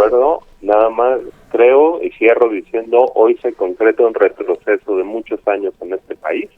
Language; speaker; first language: Spanish; native; Spanish